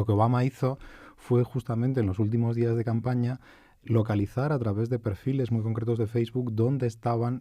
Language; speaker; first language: Spanish; native; Spanish